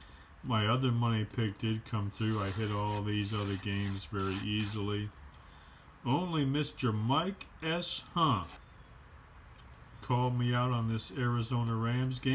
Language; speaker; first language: English; native; English